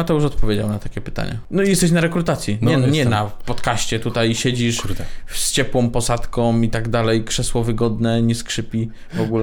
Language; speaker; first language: Polish; native; Polish